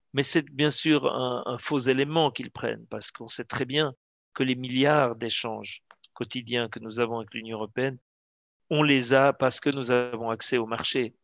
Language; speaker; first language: French; native; French